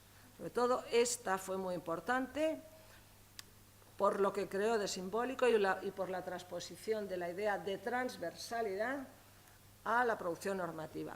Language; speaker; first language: Spanish; native; Spanish